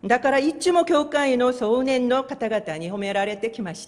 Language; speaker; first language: Japanese; non-native, fluent; Korean